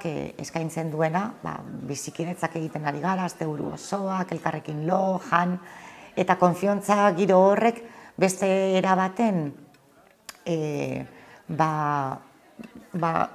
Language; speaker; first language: Basque; native; Basque